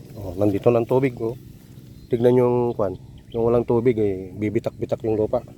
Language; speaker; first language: Filipino; non-native, local second language; Iloko